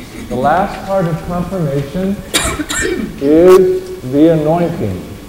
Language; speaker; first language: English; native; English